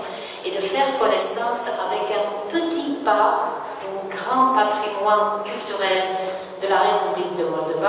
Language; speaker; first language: French; non-native, learner; Romanian